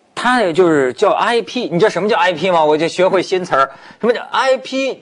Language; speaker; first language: Chinese; native; Chinese